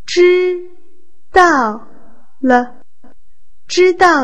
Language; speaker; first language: Chinese; non-native, fluent; Vietnamese